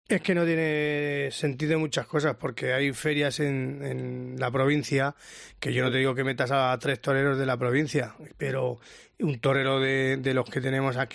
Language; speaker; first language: Spanish; native; Spanish